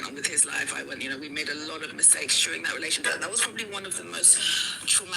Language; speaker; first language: English; native; English